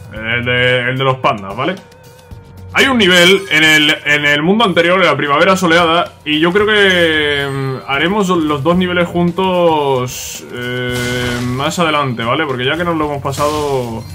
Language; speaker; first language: Spanish; native; Spanish